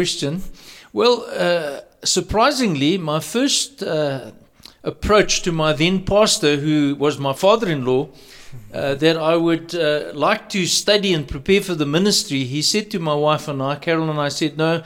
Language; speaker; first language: English; native; English